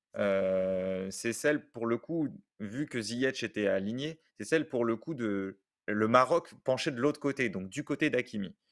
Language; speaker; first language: French; native; French